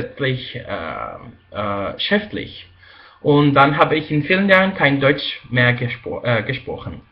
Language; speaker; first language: German; non-native, fluent; Spanish